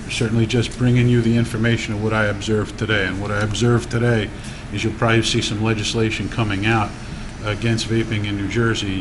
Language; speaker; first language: English; early bilingual, other home language; Italian